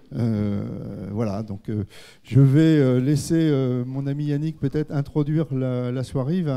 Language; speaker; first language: French; native; French